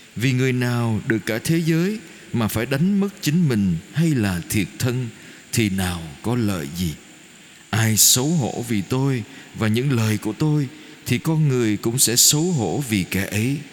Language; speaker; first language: Vietnamese; native; Vietnamese